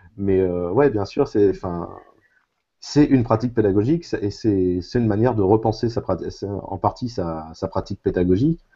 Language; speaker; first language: French; native; French